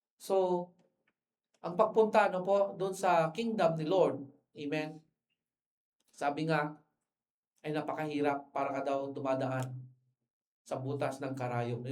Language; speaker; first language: Filipino; non-native, local second language; Iloko